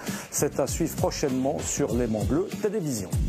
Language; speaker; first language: French; native; French